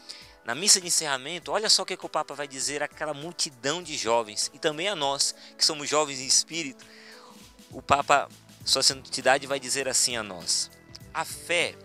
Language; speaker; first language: Portuguese; native; Portuguese